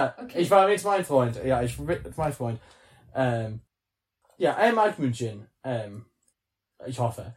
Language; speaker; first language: German; non-native, learner; English